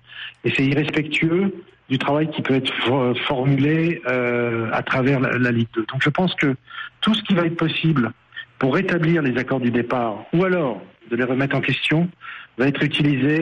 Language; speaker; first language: French; native; French